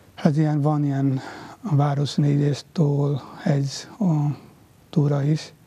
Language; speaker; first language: Hungarian; non-native, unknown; Nepali